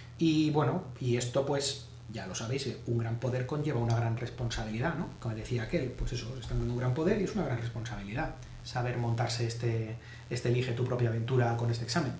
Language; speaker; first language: Spanish; native; Spanish